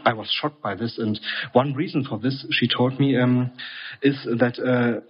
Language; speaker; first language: English; non-native, fluent; German